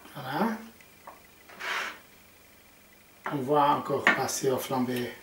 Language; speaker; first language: French; non-native, fluent; Portuguese